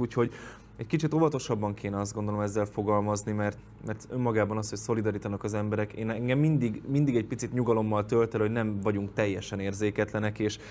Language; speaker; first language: Hungarian; native; Hungarian